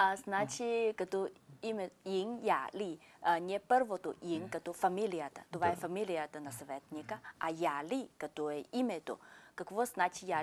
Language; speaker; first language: Bulgarian; non-native, fluent; Chinese